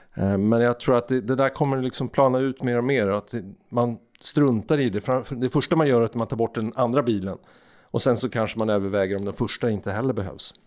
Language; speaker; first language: Swedish; native; Swedish